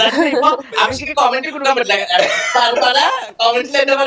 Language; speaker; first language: Malayalam; non-native, local second language; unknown